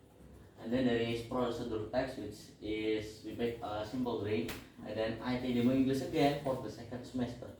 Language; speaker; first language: English; non-native, learner; Indonesian